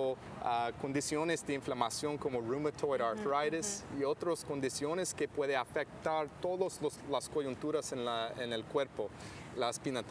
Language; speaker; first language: Spanish; non-native, fluent; English